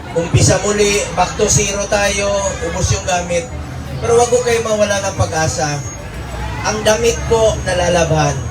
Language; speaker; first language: Filipino; non-native, local second language; Cebuano